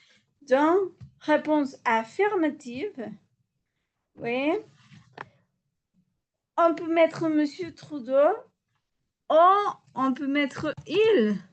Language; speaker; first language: French; non-native, learner; Spanish